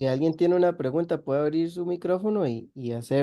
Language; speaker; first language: Spanish; native; Spanish